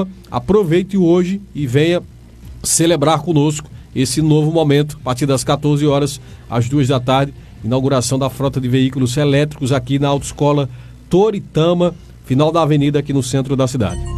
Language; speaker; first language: Portuguese; native; Portuguese